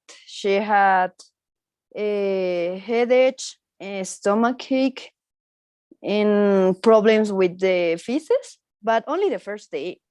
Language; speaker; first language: English; non-native, learner; Spanish